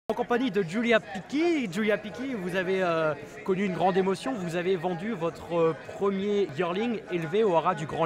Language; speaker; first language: French; native; French